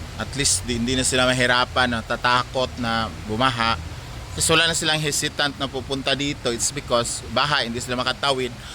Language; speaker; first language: Filipino; non-native, local second language; Cebuano